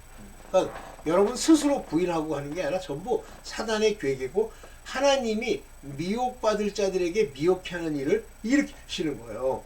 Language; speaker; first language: Korean; native; Korean